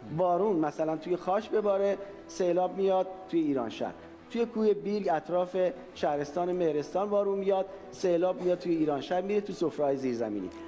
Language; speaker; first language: Persian; non-native, local second language; Baluchi